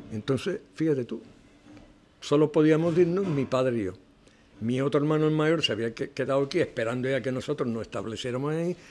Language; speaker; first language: Spanish; non-native, local second language; Catalan